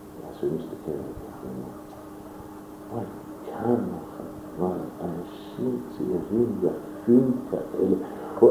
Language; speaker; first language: Hebrew; non-native, fluent; German